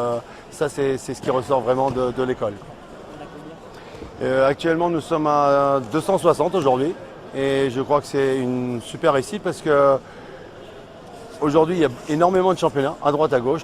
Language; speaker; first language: French; native; French